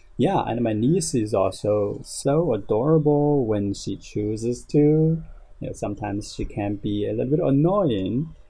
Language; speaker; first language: English; non-native, fluent; Chinese